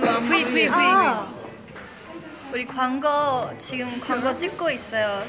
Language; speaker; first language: Korean; non-native, fluent; Chinese